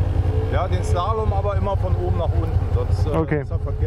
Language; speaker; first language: German; native; German